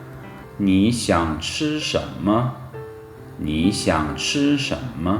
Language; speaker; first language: Chinese; non-native, fluent; Lao